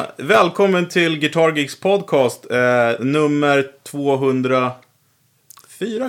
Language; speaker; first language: Swedish; native; Swedish